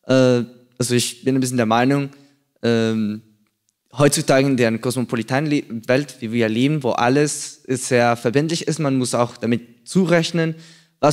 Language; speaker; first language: German; non-native, fluent; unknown